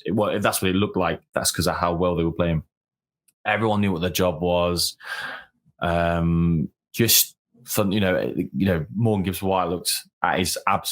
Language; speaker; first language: English; native; English